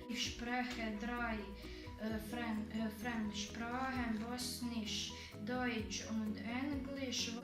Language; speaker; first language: German; non-native, learner; Bosnian